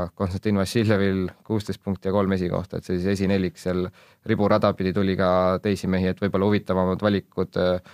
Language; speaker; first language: Estonian; native; Estonian